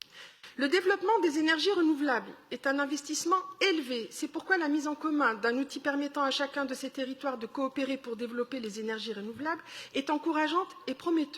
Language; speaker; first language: French; native; French